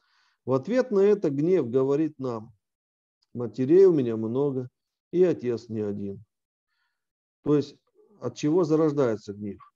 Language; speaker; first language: Russian; native; Russian